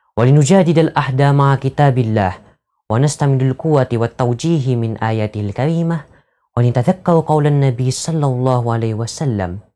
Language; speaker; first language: Arabic; non-native, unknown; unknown